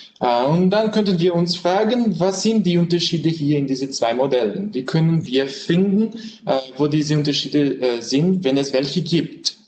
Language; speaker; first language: German; non-native, learner; French